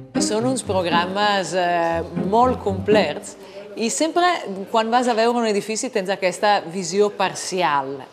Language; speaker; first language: Catalan; non-native, fluent; Italian